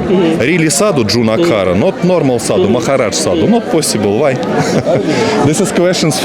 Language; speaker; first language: English; non-native, learner; Russian